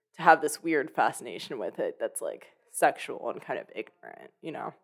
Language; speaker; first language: English; native; English